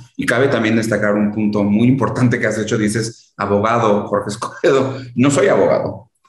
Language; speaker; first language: Spanish; early bilingual, heritage; Spanish